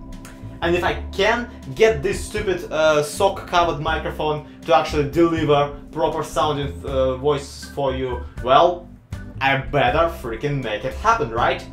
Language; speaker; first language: English; non-native, fluent; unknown